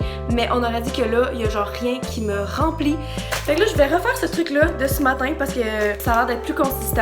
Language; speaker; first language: French; native; French